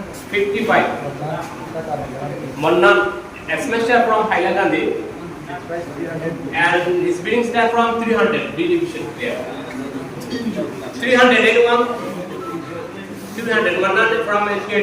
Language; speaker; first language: English; non-native, local second language; Bangla